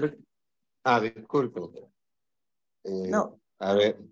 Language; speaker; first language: Spanish; early bilingual, heritage; Spanish